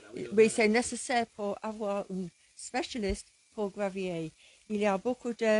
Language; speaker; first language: French; non-native, learner; English